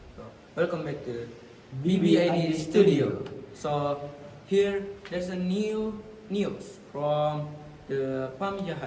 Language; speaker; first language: English; non-native, learner; Indonesian